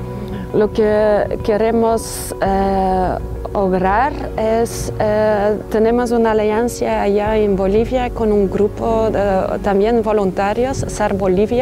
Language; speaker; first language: Spanish; non-native, fluent; Dutch